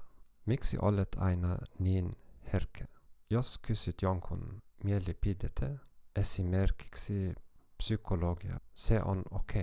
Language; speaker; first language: Finnish; non-native, fluent; German